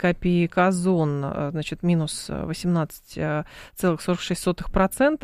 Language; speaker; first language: Russian; native; Russian